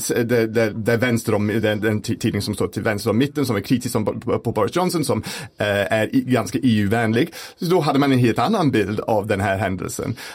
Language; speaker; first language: Swedish; non-native, fluent; English